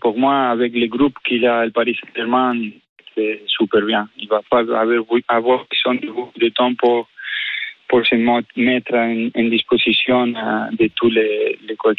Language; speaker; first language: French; non-native, fluent; Spanish